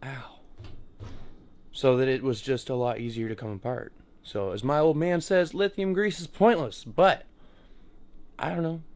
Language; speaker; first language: English; native; English